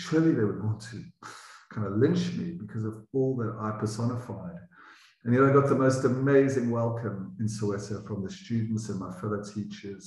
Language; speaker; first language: English; native; English